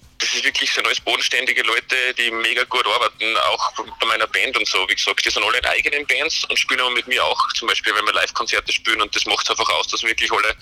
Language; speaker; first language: German; native; German